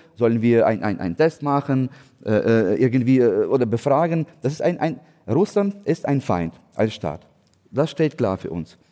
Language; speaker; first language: German; non-native, fluent; Ukrainian